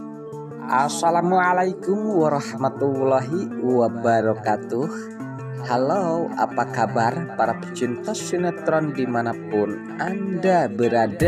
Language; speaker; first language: Indonesian; native; Indonesian